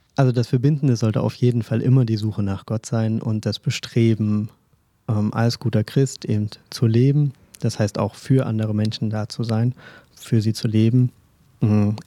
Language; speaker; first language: German; native; German